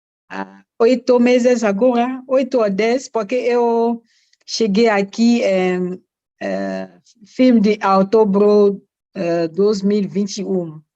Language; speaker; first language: Portuguese; non-native, learner; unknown